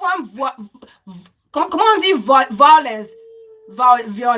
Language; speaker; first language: French; non-native, learner; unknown